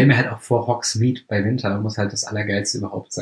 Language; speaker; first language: German; native; German